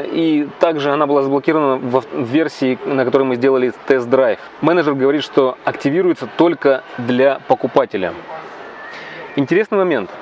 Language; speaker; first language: Russian; native; Russian